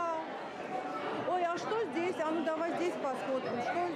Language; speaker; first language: Russian; native; Russian